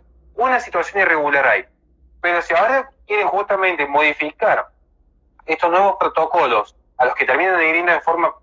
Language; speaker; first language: Spanish; native; Spanish